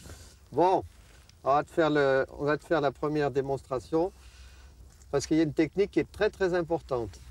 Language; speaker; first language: French; native; French